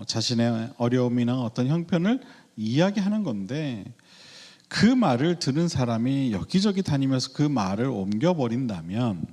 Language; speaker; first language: Korean; native; Korean